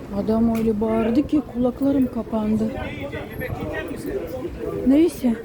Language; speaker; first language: Turkish; non-native, fluent; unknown